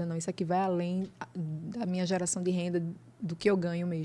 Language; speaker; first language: Portuguese; native; Portuguese